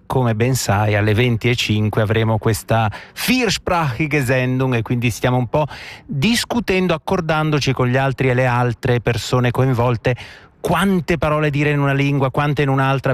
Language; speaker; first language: Italian; native; Italian